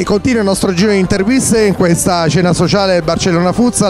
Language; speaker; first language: Italian; native; Italian